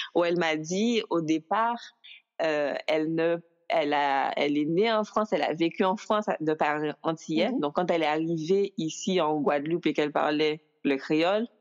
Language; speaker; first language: French; native; French